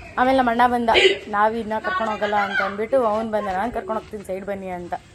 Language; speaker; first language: Kannada; non-native, local second language; Lambadi